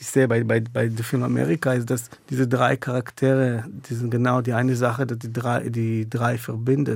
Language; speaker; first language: German; non-native, fluent; Hebrew